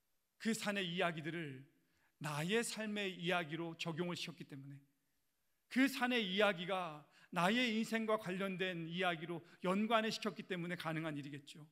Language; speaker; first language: Korean; native; Korean